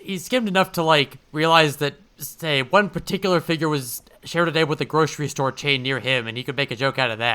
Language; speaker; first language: English; native; English